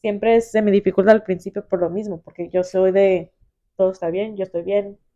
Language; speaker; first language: Spanish; early bilingual, heritage; Spanish